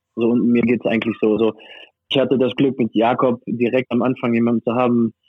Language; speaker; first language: German; non-native, fluent; French